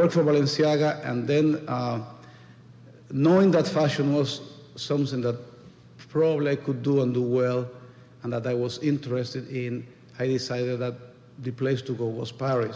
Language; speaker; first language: English; non-native, fluent; Spanish